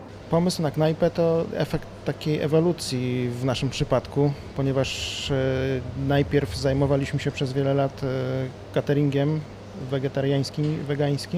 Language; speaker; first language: Polish; native; Polish